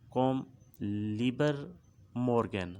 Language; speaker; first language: German; non-native, learner; Urdu